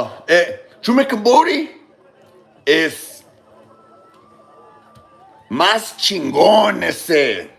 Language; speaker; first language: Spanish; non-native, learner; English